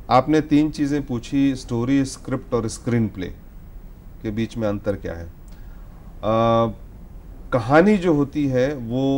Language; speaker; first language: Hindi; native; Hindi